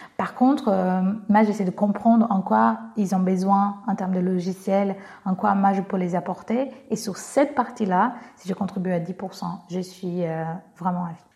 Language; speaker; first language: French; non-native, fluent; Portuguese